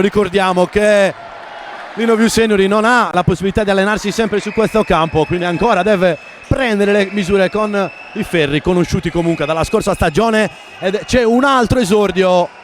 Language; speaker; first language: Italian; native; Italian